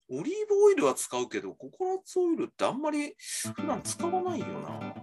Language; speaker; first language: Japanese; native; Japanese